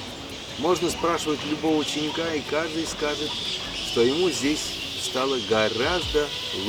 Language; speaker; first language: Russian; native; Russian